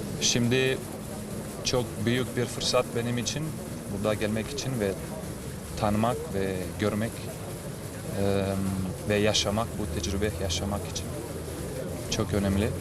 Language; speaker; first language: Turkish; non-native, learner; Romanian